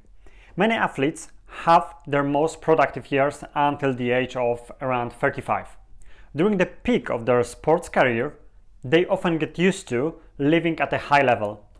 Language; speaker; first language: English; non-native, fluent; Polish